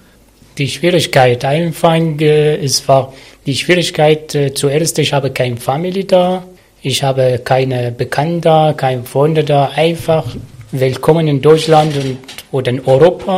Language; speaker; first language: German; non-native, learner; Arabic